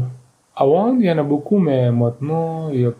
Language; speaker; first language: French; non-native, learner; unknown